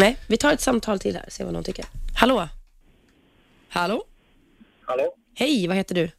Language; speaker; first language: Swedish; native; Swedish